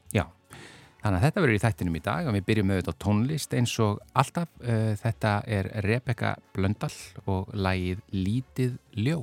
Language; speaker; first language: Icelandic; native; Icelandic